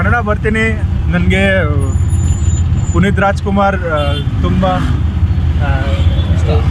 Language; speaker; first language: Kannada; non-native, local second language; Malayalam